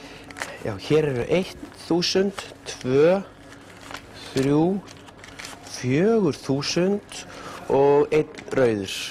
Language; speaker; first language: Icelandic; non-native, learner; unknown